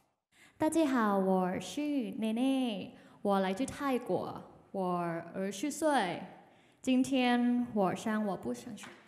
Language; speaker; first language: Chinese; non-native, learner; Thai